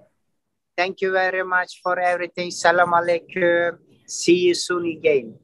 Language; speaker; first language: English; non-native, learner; Turkish